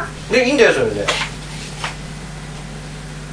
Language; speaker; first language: Japanese; native; Japanese